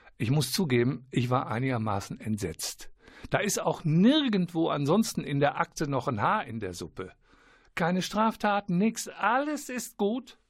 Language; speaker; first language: German; native; German